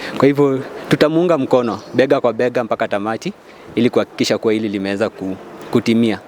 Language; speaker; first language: Swahili; non-native, local second language; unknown